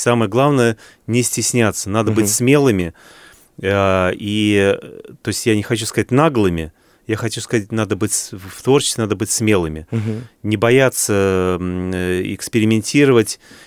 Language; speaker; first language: Russian; native; Russian